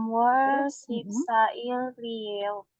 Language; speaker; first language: Korean; non-native, learner; Indonesian